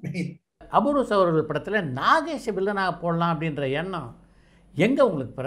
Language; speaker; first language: Tamil; native; Tamil